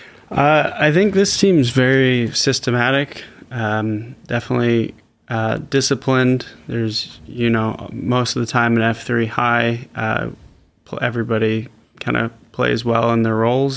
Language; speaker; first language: English; native; English